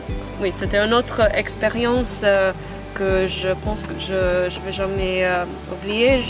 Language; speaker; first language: French; non-native, fluent; Maltese